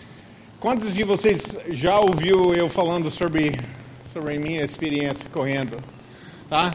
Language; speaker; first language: Portuguese; non-native, fluent; English